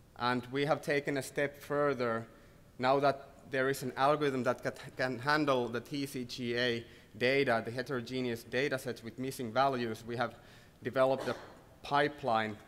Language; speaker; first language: English; non-native, fluent; Finnish